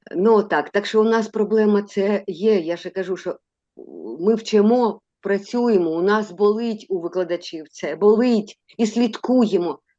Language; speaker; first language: Ukrainian; non-native, local second language; Russian